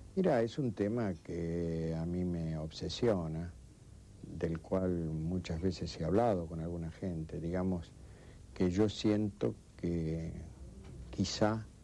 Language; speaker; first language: Spanish; native; Spanish